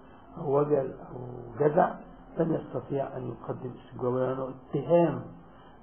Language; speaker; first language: Arabic; native; Arabic